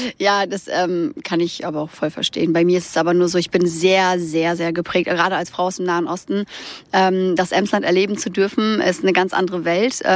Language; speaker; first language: German; early bilingual, other home language; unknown